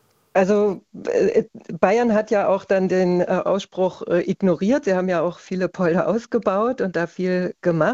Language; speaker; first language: German; native; German